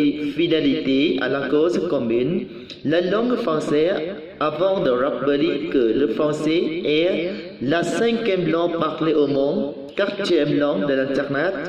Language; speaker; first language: French; non-native, learner; Vietnamese